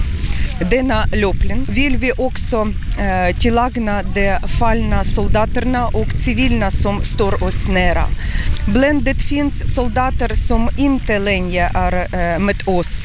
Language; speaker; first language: Swedish; non-native, learner; Ukrainian